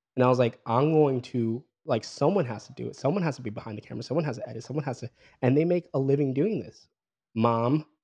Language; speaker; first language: English; early bilingual, other home language; Filipino